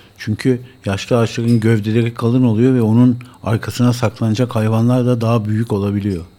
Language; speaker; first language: Turkish; native; Turkish